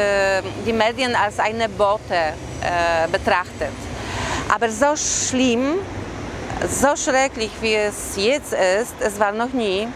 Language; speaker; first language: German; non-native, fluent; Polish